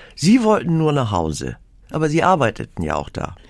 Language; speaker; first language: German; native; German